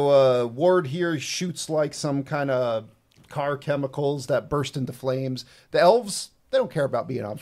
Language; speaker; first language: English; native; English